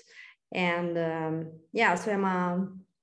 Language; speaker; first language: English; non-native, fluent; Italian